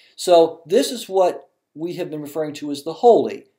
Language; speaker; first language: English; native; English